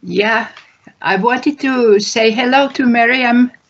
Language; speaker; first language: English; non-native, fluent; Finnish